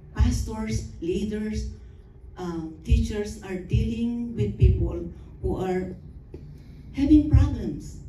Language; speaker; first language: English; non-native, local second language; Filipino